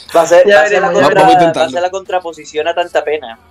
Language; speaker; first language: Spanish; native; Spanish